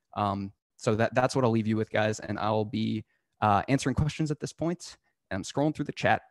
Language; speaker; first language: English; native; English